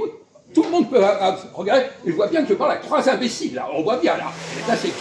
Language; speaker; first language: French; native; French